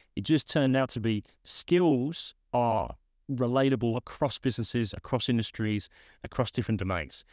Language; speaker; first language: English; native; English